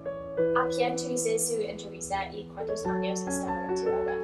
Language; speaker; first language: Spanish; non-native, learner; English